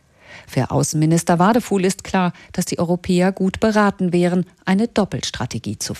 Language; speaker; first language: German; native; German